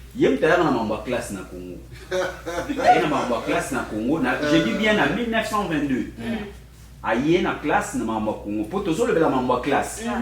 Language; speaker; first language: French; non-native, local second language; Lingala